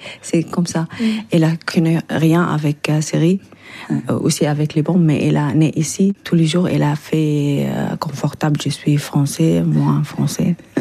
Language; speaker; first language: French; non-native, learner; Arabic